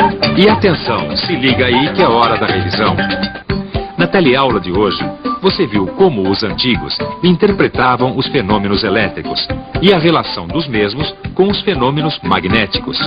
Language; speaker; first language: Portuguese; native; Portuguese